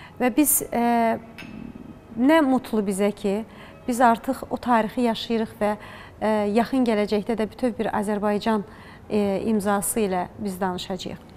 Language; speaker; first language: Azerbaijani; native; Azerbaijani